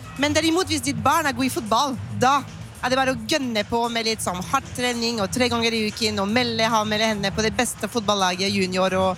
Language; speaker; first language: Norwegian; non-native, fluent; French